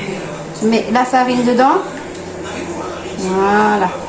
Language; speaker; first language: French; native; French